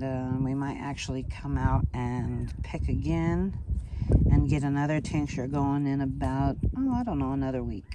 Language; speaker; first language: English; native; English